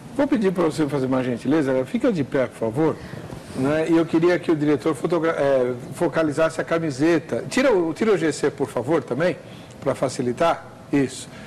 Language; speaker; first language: Portuguese; native; Portuguese